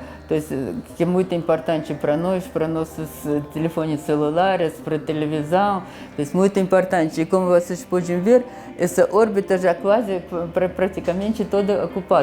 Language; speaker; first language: Portuguese; non-native, fluent; Russian